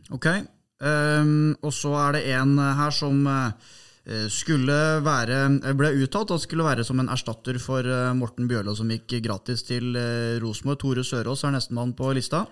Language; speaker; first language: Norwegian; native; Norwegian